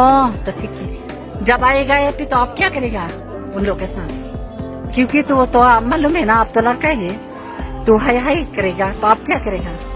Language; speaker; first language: Hindi; non-native, local second language; Khasi